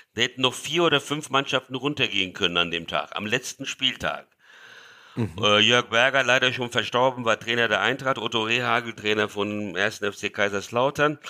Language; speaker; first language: German; early bilingual, other home language; Hungarian